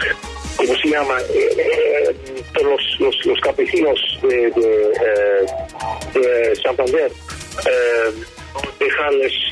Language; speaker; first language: Spanish; non-native, learner; Dutch